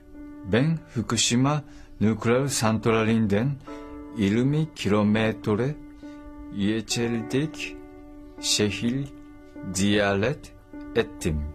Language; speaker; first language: Turkish; non-native, learner; Japanese